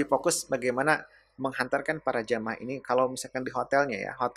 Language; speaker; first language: Indonesian; native; Indonesian